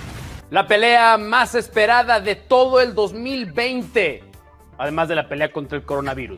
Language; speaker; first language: Spanish; native; Spanish